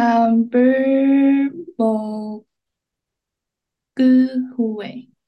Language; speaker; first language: Korean; non-native, learner; Chinese